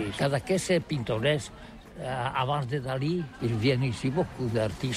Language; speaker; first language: French; non-native, learner; Catalan